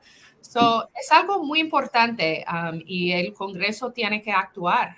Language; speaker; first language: Spanish; non-native, fluent; English